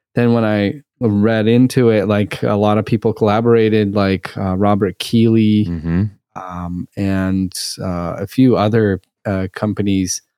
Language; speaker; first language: English; early bilingual, other home language; Russian